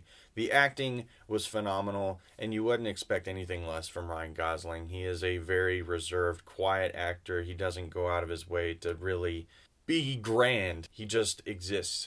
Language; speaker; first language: English; native; English